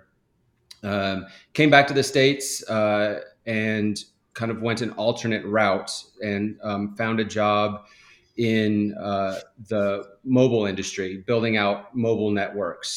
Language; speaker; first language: English; native; English